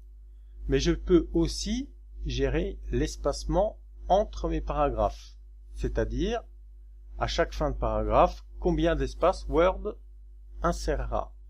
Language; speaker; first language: French; native; French